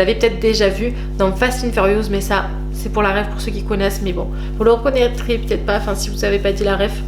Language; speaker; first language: French; native; French